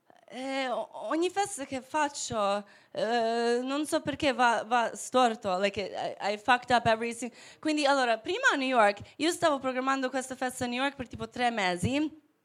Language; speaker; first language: Italian; native; Italian